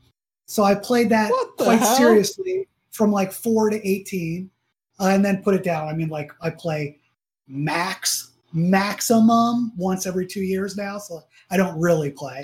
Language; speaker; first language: English; native; English